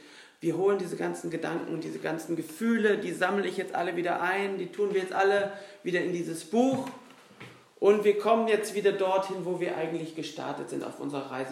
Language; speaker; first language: German; native; German